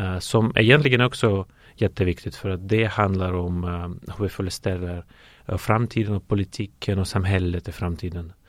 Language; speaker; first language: Swedish; non-native, fluent; Russian